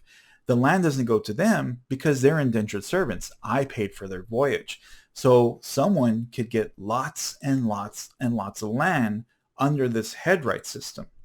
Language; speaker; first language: English; native; English